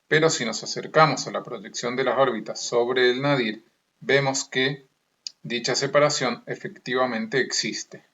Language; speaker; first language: Spanish; native; Spanish